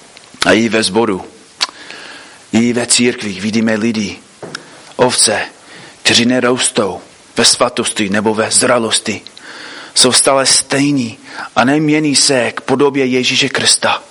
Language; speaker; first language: Czech; non-native, fluent; English